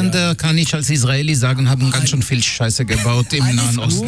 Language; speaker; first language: German; non-native, fluent; Hebrew